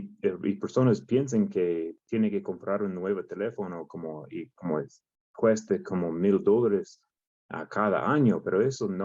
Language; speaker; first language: Spanish; non-native, learner; English